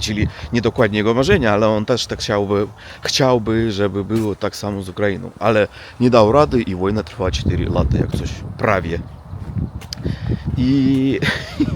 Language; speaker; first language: Polish; non-native, fluent; Russian